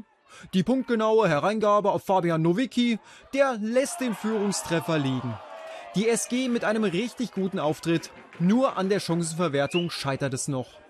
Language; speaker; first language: German; native; German